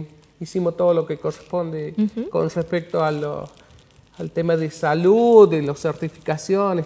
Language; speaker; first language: Spanish; native; Spanish